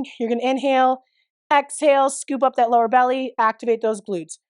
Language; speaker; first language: English; native; English